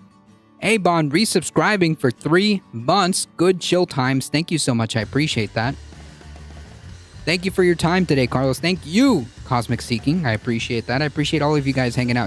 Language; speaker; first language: English; native; English